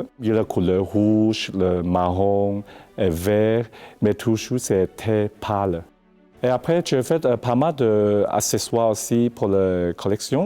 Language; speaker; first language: French; non-native, learner; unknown